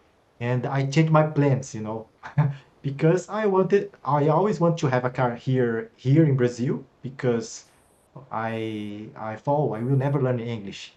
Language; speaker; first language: English; non-native, fluent; Portuguese